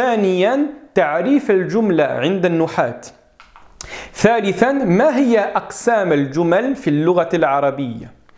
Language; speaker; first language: Arabic; non-native, fluent; French